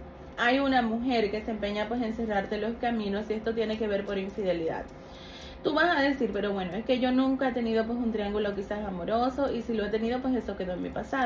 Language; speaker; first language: Spanish; native; Spanish